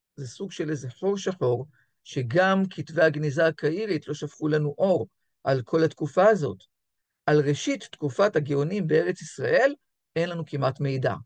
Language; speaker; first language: Hebrew; native; Hebrew